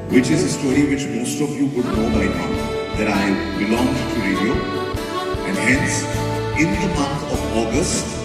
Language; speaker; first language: English; non-native, local second language; Bangla